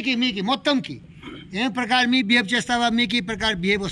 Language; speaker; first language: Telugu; non-native, local second language; Hindi